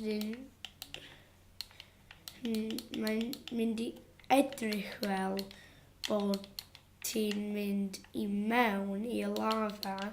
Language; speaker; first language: Welsh; non-native, local second language; English